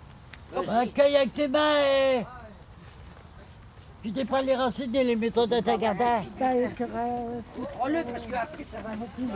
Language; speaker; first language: French; native; French